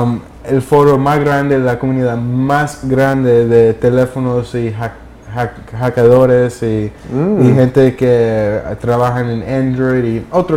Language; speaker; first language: Spanish; early bilingual, heritage; English